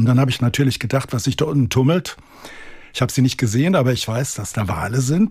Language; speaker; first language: German; native; German